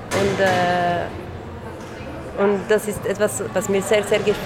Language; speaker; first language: German; non-native, local second language; French